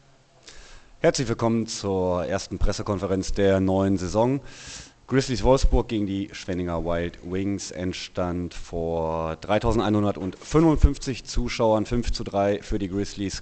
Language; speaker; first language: German; native; German